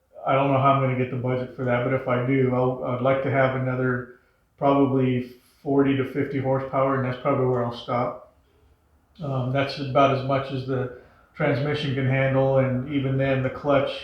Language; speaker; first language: English; native; English